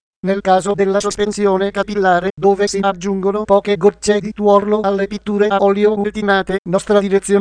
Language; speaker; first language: Italian; native; Italian